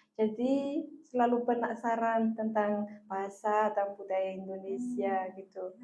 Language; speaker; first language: Indonesian; non-native, fluent; Malagasy